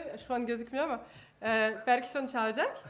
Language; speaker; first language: Turkish; non-native, fluent; French